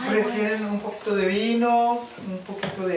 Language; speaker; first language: Spanish; non-native, fluent; French